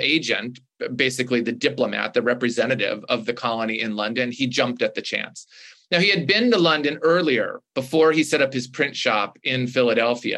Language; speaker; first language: English; native; English